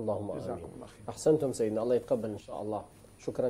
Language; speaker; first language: Arabic; native; Arabic